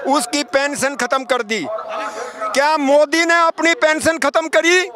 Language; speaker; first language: Hindi; native; Hindi